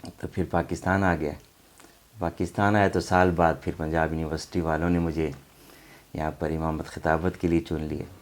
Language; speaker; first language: Urdu; non-native, local second language; Saraiki